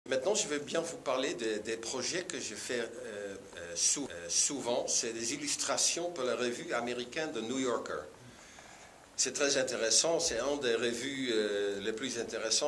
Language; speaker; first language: French; non-native, learner; Dutch